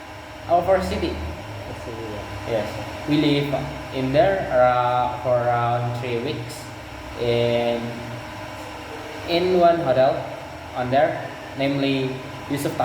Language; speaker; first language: English; non-native, learner; Indonesian